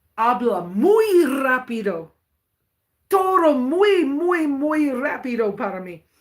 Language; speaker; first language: Spanish; non-native, learner; English